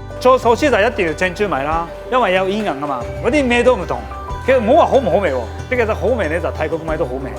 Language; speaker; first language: Cantonese; non-native, fluent; Japanese